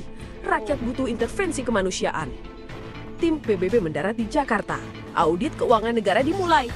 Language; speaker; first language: Indonesian; native; Indonesian